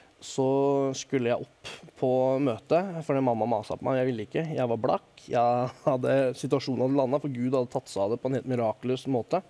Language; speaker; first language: Norwegian; native; Norwegian